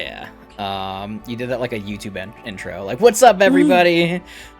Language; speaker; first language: English; native; English